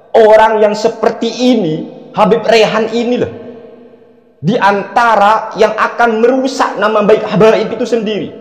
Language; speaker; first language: Indonesian; non-native, local second language; Madurese